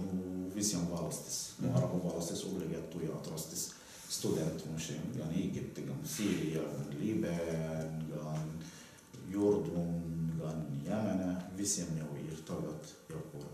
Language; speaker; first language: Latvian; non-native, learner; Arabic